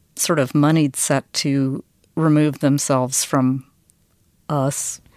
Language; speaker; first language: English; native; English